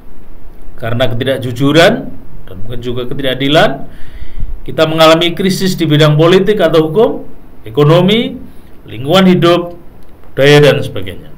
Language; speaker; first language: Indonesian; native; Indonesian